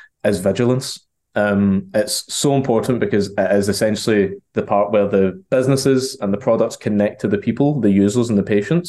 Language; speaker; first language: English; native; English